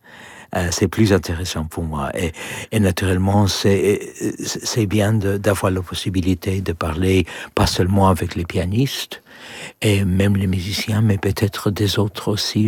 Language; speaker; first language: French; non-native, learner; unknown